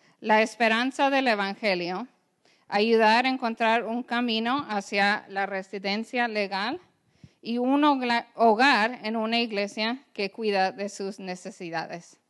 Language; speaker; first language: Spanish; early bilingual, other home language; English